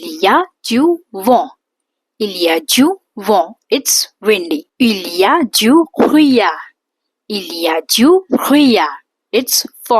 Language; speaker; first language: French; non-native, fluent; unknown